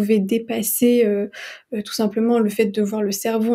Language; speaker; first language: French; non-native, local second language; Arabic